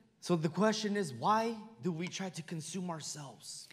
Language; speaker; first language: English; non-native, fluent; Spanish